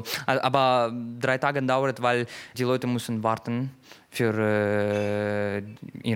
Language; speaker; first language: German; non-native, learner; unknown